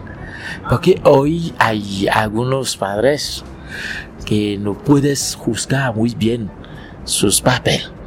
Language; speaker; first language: Spanish; non-native, learner; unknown